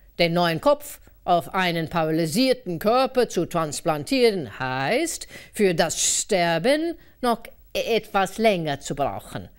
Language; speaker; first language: German; non-native, fluent; English